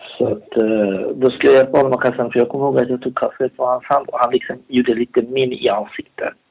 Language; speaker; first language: Swedish; early bilingual, other home language; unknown